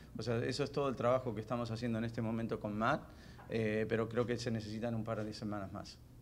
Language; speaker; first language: Spanish; early bilingual, heritage; Spanish